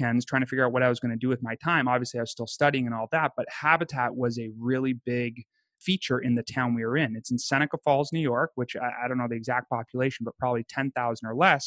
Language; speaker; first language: English; native; English